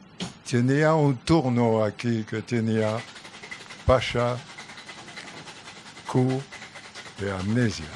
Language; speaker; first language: Spanish; non-native, learner; French